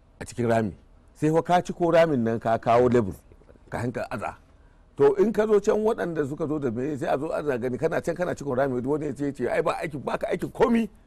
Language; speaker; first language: Hausa; native; Hausa